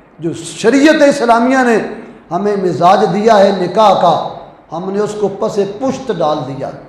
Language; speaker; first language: Urdu; non-native, local second language; Punjabi